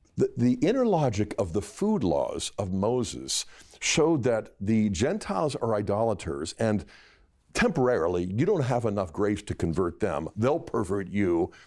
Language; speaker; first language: English; native; English